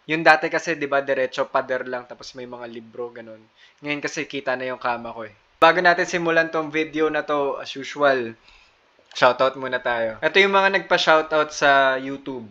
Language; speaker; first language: Filipino; native; Filipino